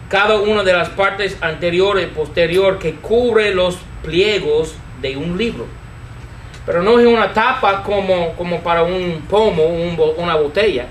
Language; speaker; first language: Spanish; non-native, fluent; English